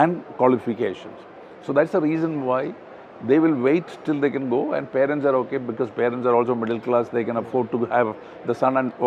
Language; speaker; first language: English; non-native, local second language; Malayalam